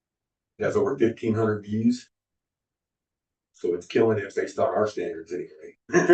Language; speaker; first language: English; native; English